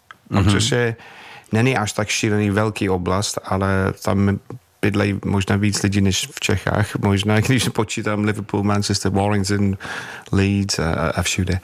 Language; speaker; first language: Czech; non-native, fluent; English